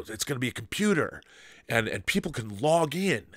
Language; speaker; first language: English; native; English